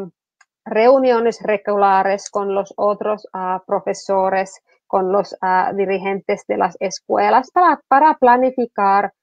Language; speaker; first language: Spanish; non-native, fluent; Finnish